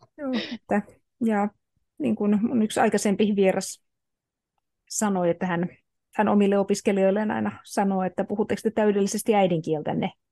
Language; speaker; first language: Finnish; native; Finnish